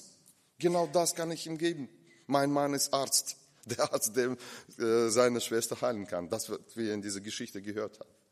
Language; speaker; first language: German; non-native, fluent; Russian